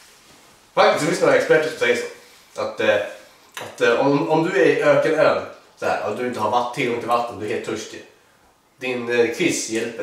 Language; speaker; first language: Swedish; native; Swedish